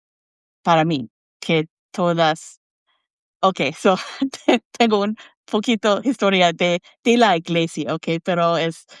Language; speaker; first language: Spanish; non-native, learner; English